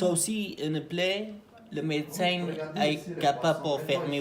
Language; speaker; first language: French; non-native, learner; Arabic